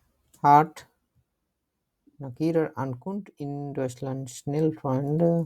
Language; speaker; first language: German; non-native, learner; Bangla